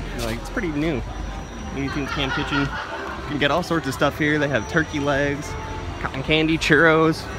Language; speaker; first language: English; native; English